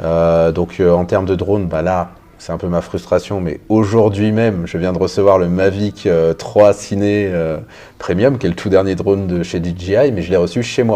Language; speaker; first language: French; native; French